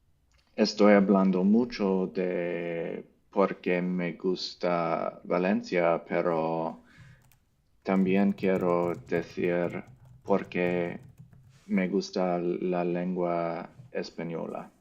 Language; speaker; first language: Spanish; non-native, learner; English